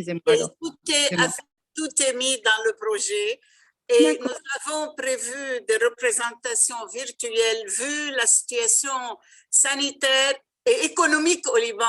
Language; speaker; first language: French; non-native, local second language; Arabic